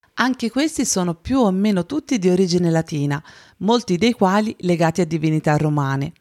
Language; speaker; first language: Italian; native; Italian